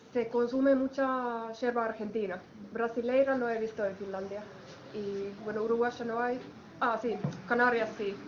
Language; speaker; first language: Spanish; non-native, fluent; Finnish